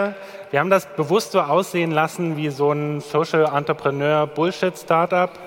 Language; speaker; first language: German; native; German